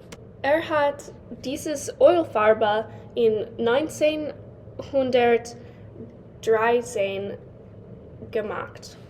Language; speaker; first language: German; non-native, learner; English